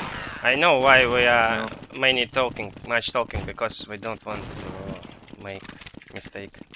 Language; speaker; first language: English; non-native, local second language; Russian